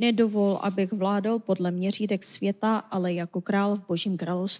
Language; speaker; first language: Czech; non-native, fluent; Korean